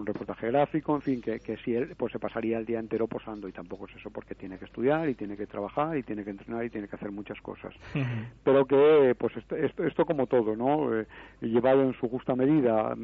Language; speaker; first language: Spanish; native; Spanish